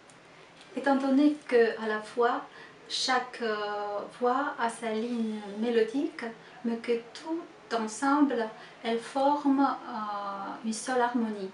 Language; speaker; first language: French; non-native, fluent; Georgian